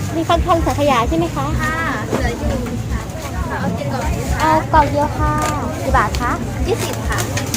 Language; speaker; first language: Thai; non-native, local second language; Hmong